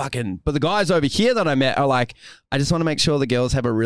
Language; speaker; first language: English; native; English